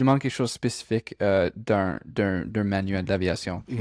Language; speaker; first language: French; non-native, local second language; English